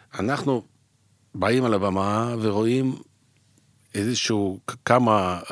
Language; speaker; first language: Hebrew; non-native, fluent; Russian